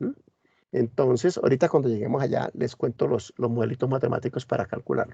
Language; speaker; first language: Spanish; native; Spanish